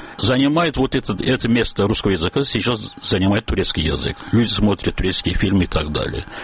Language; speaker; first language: Russian; non-native, local second language; Azerbaijani